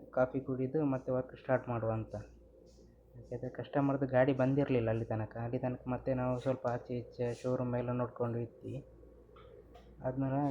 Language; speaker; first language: Kannada; non-native, local second language; Tulu